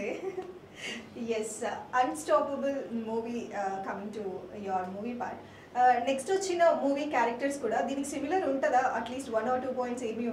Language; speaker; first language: Telugu; native; Telugu